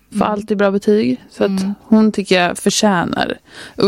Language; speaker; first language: Swedish; native; Swedish